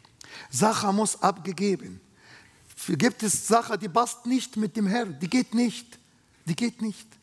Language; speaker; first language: German; non-native, fluent; Arabic